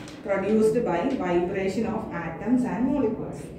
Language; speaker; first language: English; non-native, local second language; Malayalam